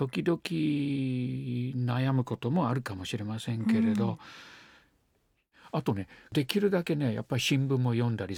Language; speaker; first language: Japanese; non-native, fluent; English